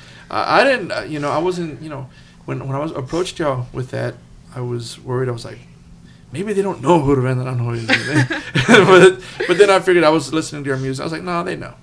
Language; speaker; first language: English; early bilingual, other home language; Spanish